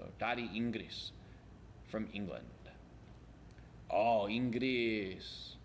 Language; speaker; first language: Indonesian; non-native, learner; English